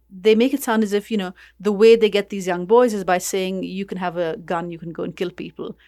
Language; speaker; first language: English; non-native, local second language; Urdu